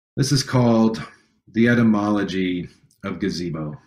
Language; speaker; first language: English; native; English